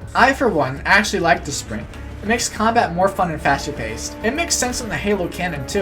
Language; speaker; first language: English; native; English